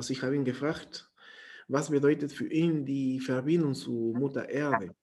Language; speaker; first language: German; non-native, fluent; Spanish